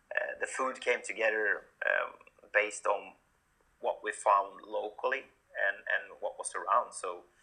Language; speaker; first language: English; non-native, fluent; Norwegian